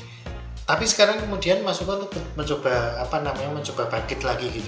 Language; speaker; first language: Indonesian; non-native, local second language; Javanese